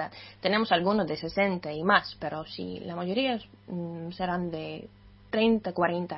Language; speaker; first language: Spanish; non-native, fluent; Russian